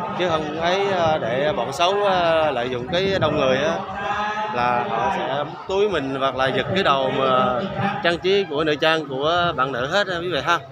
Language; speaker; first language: Vietnamese; non-native, local second language; Khmer